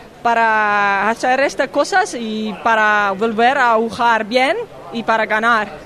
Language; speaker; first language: Spanish; non-native, fluent; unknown